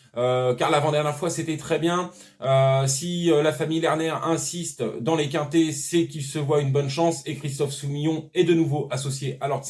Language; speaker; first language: French; native; French